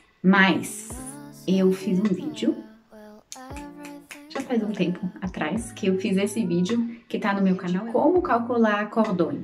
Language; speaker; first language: Portuguese; non-native, fluent; German